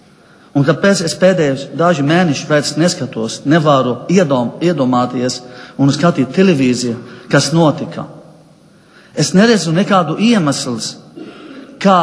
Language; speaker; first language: Latvian; non-native, fluent; Arabic